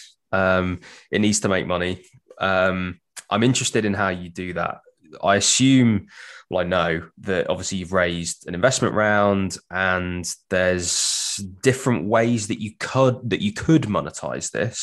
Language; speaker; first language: English; native; English